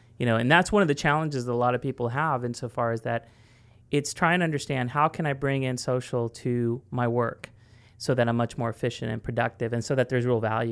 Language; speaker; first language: English; early bilingual, other home language; Spanish